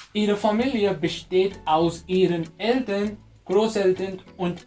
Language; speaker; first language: German; non-native, fluent; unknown